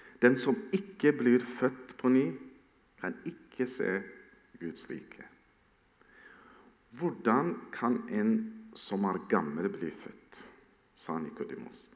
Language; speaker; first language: Norwegian; non-native, fluent; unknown